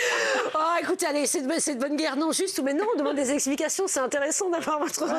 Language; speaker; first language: French; native; French